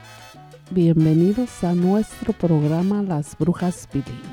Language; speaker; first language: Spanish; native; Spanish